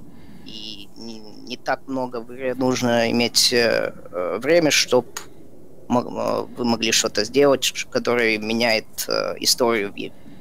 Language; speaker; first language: Russian; early bilingual, heritage; Russian